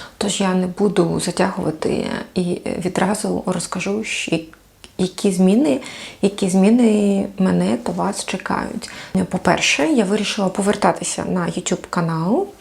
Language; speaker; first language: Ukrainian; non-native, local second language; Russian